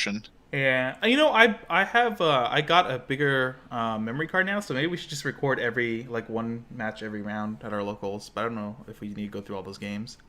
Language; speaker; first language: English; native; English